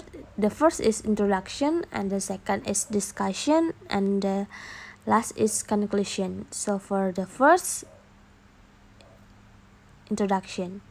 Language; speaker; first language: English; non-native, learner; Indonesian